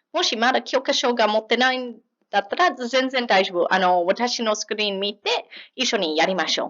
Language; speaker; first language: Japanese; non-native, learner; English